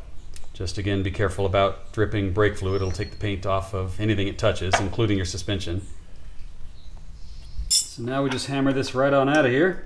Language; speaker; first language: English; native; English